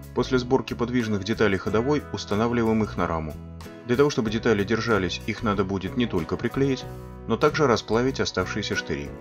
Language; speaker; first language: Russian; native; Russian